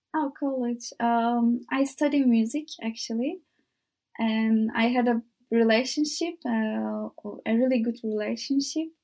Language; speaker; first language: English; non-native, learner; Turkish